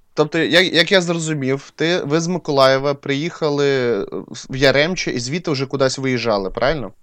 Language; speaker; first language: Ukrainian; non-native, local second language; Russian